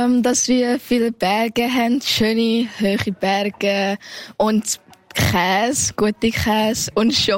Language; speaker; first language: German; early bilingual, heritage; German